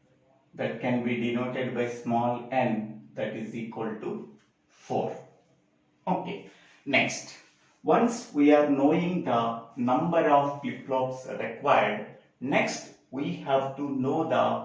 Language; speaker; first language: English; non-native, local second language; Telugu